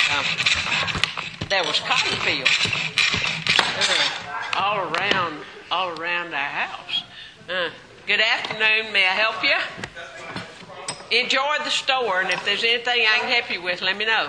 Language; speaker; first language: English; native; English